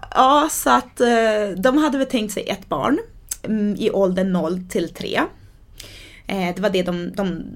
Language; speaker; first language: Swedish; native; Swedish